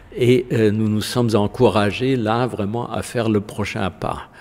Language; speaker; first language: French; non-native, fluent; German